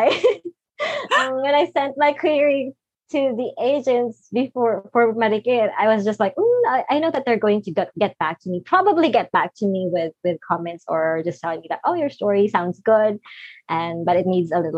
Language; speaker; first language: English; non-native, local second language; Filipino